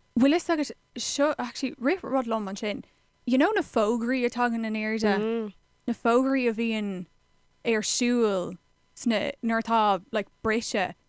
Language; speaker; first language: Irish; non-native, local second language; English